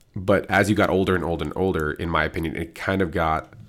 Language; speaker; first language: English; native; English